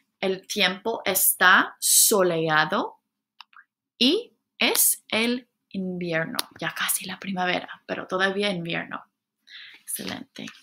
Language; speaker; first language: Spanish; non-native, fluent; English